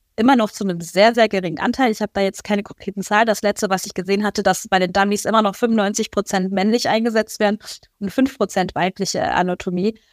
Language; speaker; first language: German; early bilingual, other home language; Persian